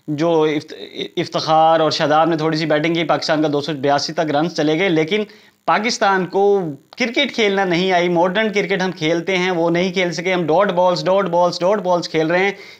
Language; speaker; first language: Urdu; native; Urdu